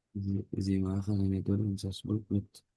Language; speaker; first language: German; non-native, learner; Indonesian